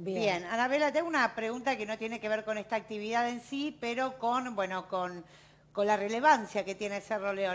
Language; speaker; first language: Spanish; native; Spanish